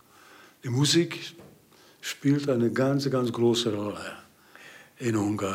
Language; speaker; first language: German; non-native, learner; Hungarian